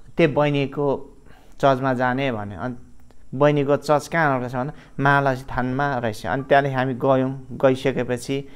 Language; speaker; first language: Nepali; non-native, local second language; Limbu